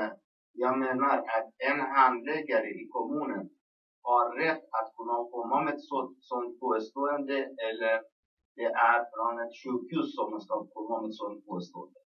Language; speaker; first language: Swedish; non-native, local second language; Persian